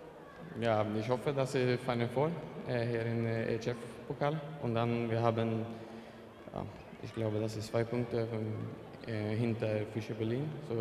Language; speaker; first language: German; non-native, learner; Swedish